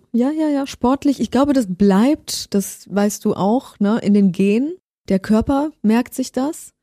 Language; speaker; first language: German; early bilingual, other home language; Polish